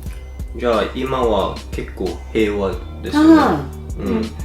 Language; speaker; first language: Japanese; early bilingual, heritage; English